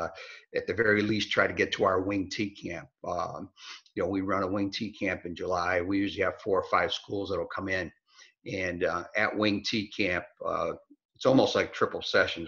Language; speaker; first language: English; native; English